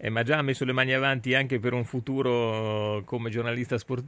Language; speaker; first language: Italian; native; Italian